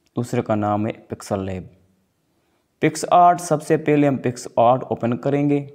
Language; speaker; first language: Urdu; non-native, local second language; Sindhi